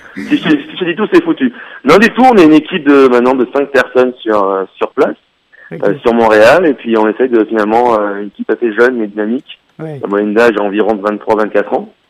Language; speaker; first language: French; native; French